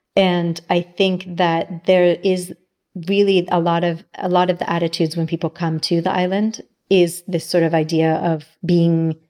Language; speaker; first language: English; native; English